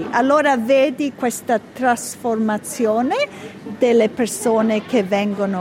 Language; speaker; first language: Italian; early bilingual, heritage; Italian